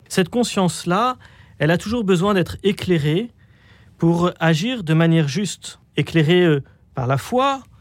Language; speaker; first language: French; native; French